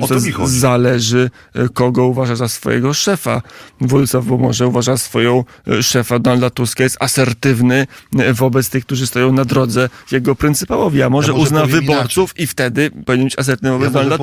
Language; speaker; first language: Polish; native; Polish